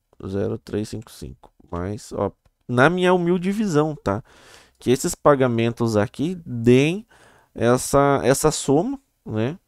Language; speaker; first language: Portuguese; native; Portuguese